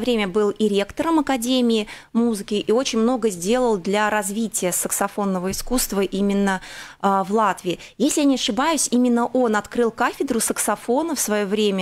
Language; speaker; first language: Russian; native; Russian